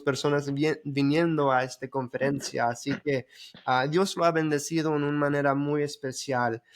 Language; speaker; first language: Spanish; early bilingual, heritage; Spanish